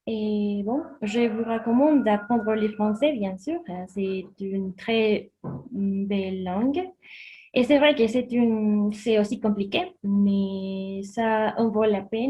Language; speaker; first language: French; non-native, learner; Spanish